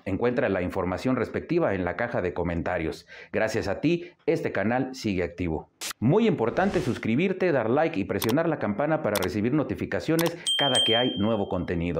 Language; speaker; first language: Spanish; native; Spanish